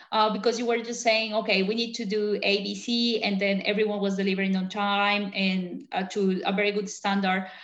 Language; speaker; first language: English; non-native, fluent; Spanish